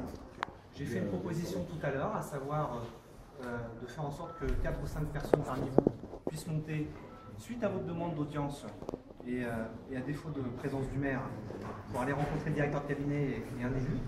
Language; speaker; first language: French; native; French